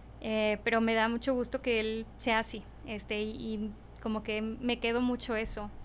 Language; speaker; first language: Spanish; early bilingual, heritage; Spanish